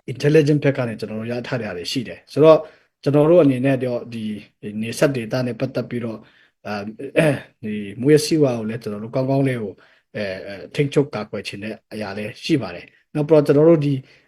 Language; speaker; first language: Burmese; non-native, local second language; Hakha Chin